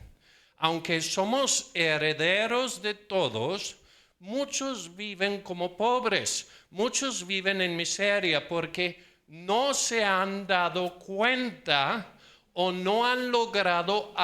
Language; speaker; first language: Spanish; non-native, fluent; Danish